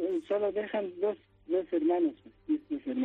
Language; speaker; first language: Spanish; non-native, learner; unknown